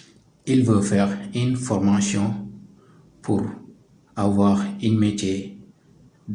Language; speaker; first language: French; non-native, learner; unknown